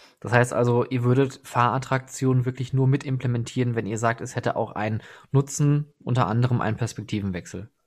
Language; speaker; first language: German; native; German